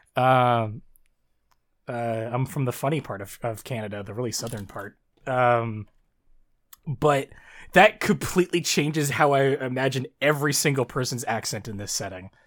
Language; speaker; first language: English; native; English